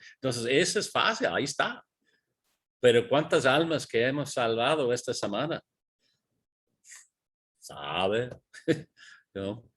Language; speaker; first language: Spanish; non-native, fluent; English